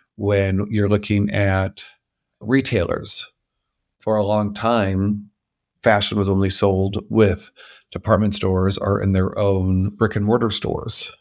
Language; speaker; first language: English; native; English